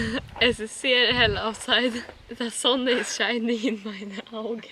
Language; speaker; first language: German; non-native, fluent; Swedish